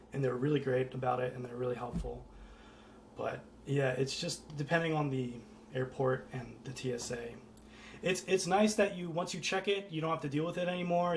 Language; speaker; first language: English; native; English